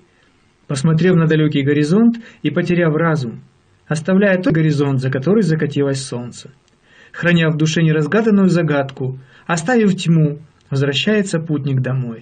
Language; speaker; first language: Russian; native; Russian